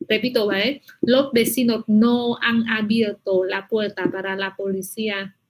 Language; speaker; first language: Spanish; non-native, fluent; Vietnamese